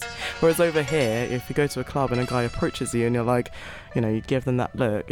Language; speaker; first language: English; native; English